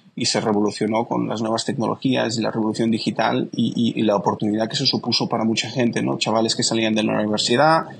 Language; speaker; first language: Spanish; native; Spanish